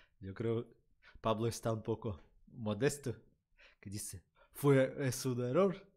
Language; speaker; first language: Spanish; non-native, learner; Russian